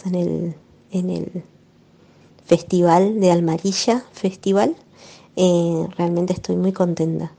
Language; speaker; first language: Spanish; native; Spanish